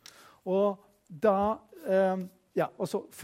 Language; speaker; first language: Norwegian; non-native, fluent; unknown